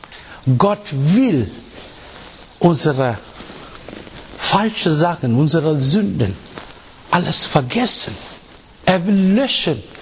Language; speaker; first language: German; non-native, fluent; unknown